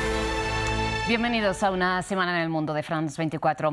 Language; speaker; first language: Spanish; native; Spanish